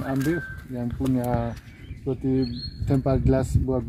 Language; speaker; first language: Indonesian; non-native, learner; German